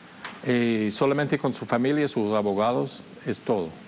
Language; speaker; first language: Spanish; non-native, fluent; English